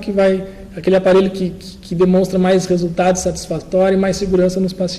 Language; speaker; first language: Portuguese; native; Portuguese